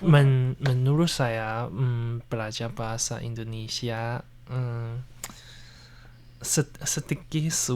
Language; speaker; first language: Indonesian; non-native, learner; Chinese